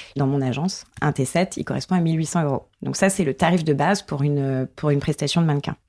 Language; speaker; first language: French; native; French